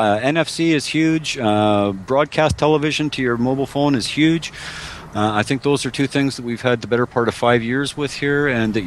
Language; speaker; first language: English; native; English